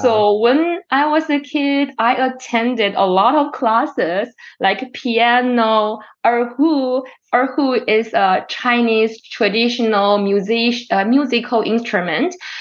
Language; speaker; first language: English; non-native, fluent; Chinese